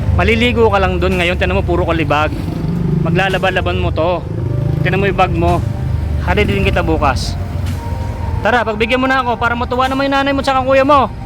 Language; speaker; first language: Filipino; native; Filipino